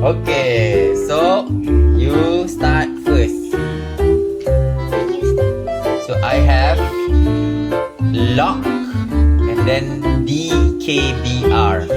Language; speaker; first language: English; non-native, local second language; Malay